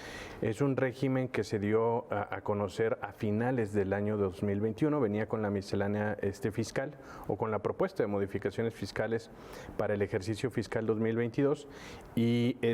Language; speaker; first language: Spanish; native; Spanish